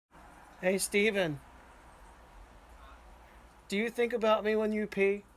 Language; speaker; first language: English; native; English